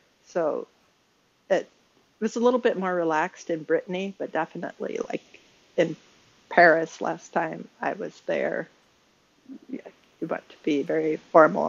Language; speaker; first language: English; native; English